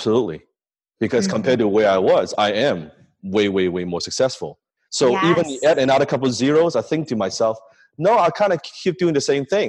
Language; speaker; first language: English; non-native, local second language; Cantonese